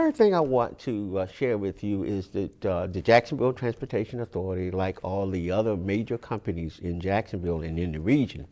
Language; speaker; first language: English; native; English